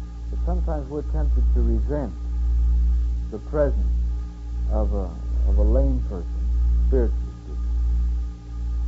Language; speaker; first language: English; native; English